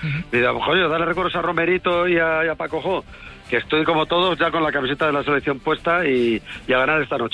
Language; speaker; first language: Spanish; native; Spanish